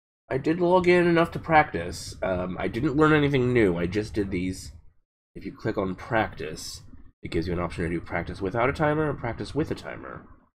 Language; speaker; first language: English; native; English